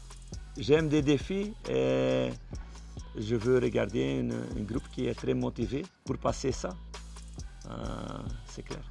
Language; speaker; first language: French; non-native, fluent; Dutch